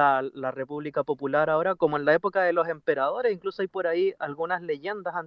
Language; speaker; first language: Spanish; native; Spanish